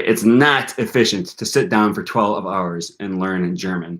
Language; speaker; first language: English; native; English